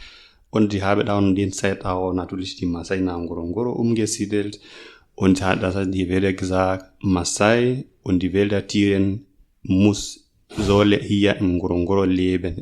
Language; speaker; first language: German; non-native, learner; Masai